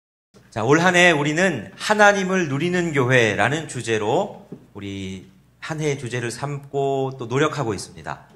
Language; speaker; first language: Korean; native; Korean